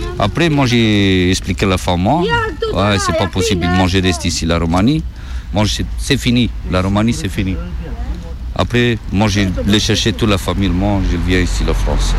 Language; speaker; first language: French; non-native, learner; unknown